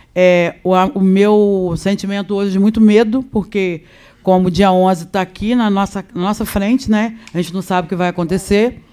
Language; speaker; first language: Portuguese; native; Portuguese